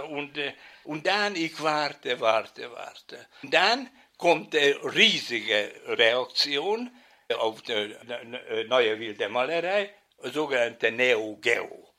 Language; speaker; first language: German; non-native, fluent; Hungarian